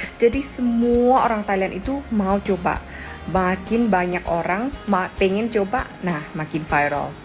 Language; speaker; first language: Indonesian; non-native, learner; Thai